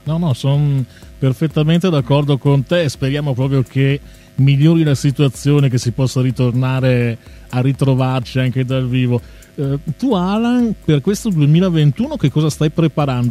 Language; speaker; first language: Italian; native; Italian